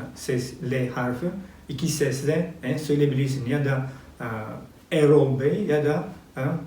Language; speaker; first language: Turkish; non-native, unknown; Albanian